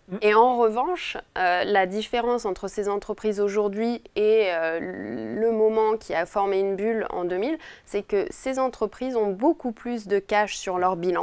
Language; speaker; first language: French; native; French